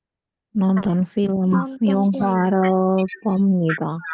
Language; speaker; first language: Korean; non-native, learner; Indonesian